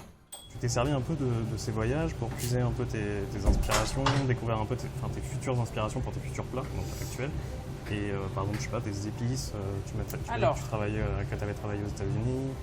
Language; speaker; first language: French; native; French